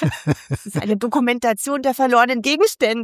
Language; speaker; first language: German; native; German